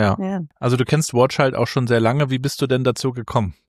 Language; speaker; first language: German; native; German